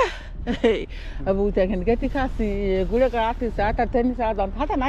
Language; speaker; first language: English; non-native, learner; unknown